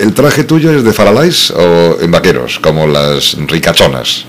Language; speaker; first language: Spanish; native; Spanish